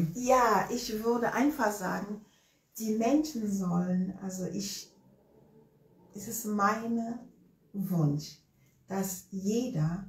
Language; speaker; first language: German; non-native, fluent; Ewe